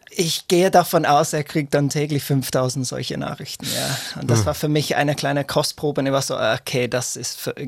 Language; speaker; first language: German; non-native, fluent; English